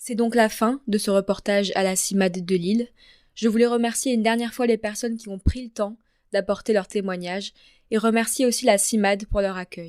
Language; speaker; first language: French; native; French